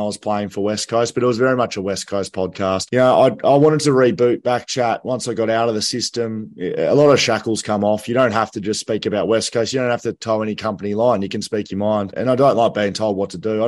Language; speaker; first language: English; native; English